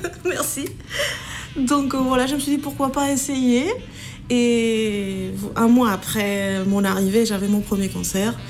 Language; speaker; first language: French; non-native, fluent; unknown